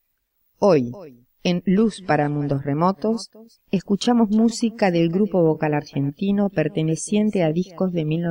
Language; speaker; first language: Spanish; native; Spanish